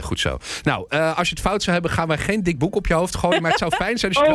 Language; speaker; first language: Dutch; native; Dutch